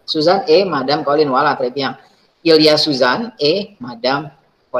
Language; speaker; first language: French; non-native, fluent; Indonesian